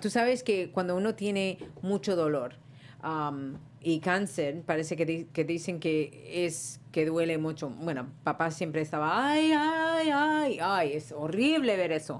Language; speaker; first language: Spanish; early bilingual, heritage; Spanish